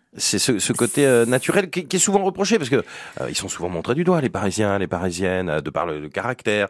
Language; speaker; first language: French; native; French